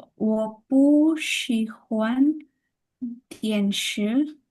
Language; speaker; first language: Chinese; non-native, learner; Indonesian